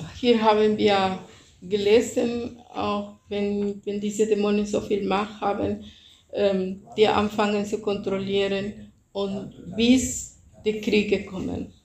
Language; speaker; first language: German; non-native, fluent; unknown